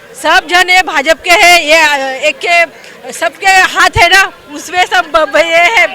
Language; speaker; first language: Hindi; non-native, local second language; Marathi